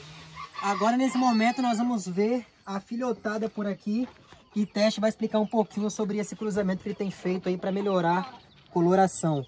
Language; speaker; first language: Portuguese; native; Portuguese